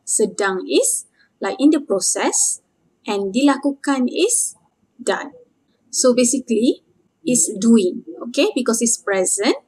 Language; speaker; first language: English; non-native, local second language; Malay